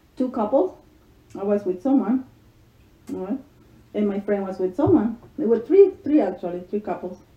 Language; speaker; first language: English; non-native, learner; Spanish